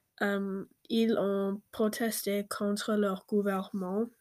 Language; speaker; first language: French; non-native, learner; English